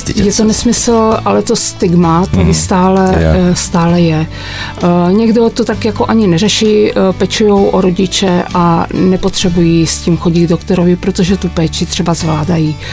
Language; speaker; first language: Czech; native; Czech